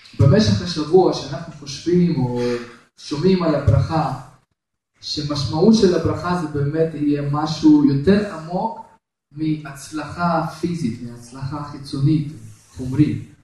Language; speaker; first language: Hebrew; non-native, fluent; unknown